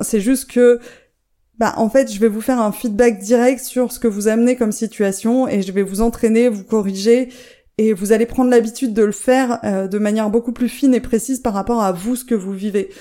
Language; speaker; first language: French; native; French